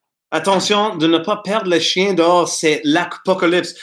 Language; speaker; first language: French; non-native, local second language; English